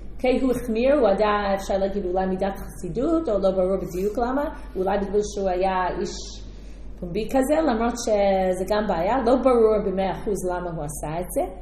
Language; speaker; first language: Hebrew; non-native, fluent; English